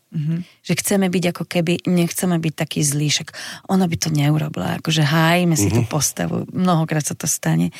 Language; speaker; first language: Slovak; non-native, local second language; Hungarian